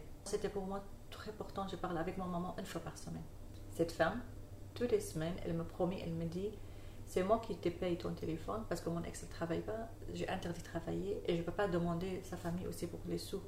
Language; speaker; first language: French; non-native, learner; Arabic